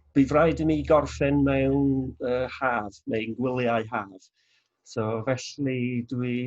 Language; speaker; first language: Welsh; non-native, local second language; English